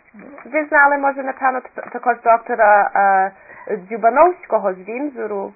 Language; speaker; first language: Ukrainian; early bilingual, heritage; Ukrainian